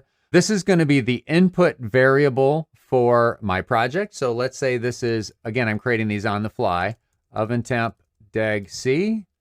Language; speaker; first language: English; native; English